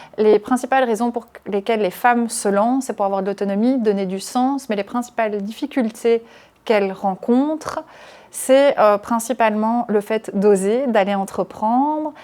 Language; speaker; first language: French; early bilingual, other home language; Arabic